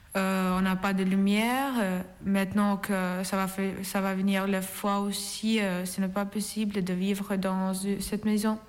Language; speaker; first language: French; non-native, learner; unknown